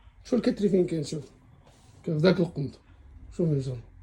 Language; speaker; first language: Arabic; native; Arabic